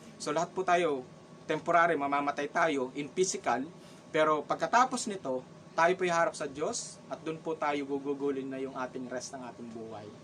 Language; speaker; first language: Filipino; non-native, local second language; Cebuano